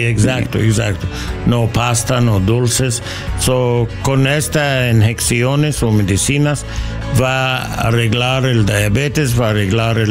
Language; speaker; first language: Spanish; non-native, learner; English